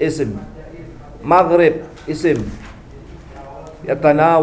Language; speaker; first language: Arabic; non-native, learner; Indonesian